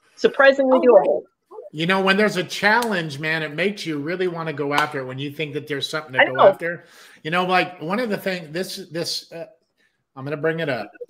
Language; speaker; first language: English; native; English